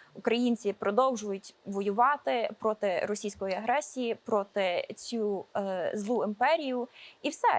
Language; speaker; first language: Ukrainian; early bilingual, heritage; Ukrainian